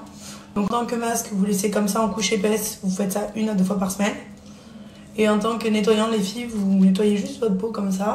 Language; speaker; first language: French; native; French